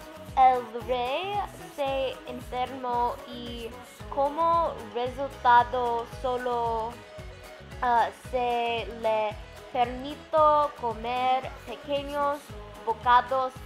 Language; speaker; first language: Spanish; non-native, learner; English